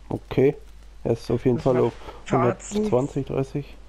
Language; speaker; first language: German; native; German